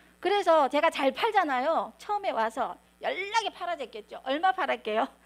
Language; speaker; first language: Korean; native; Korean